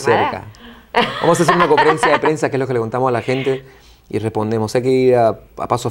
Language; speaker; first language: Spanish; native; Spanish